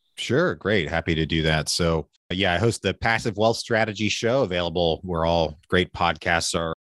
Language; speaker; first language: English; native; English